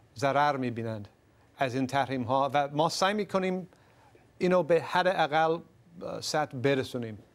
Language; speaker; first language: Persian; non-native, fluent; English